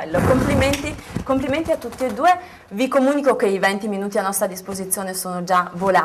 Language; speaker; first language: Italian; native; Italian